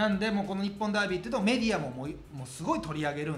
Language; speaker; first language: Japanese; native; Japanese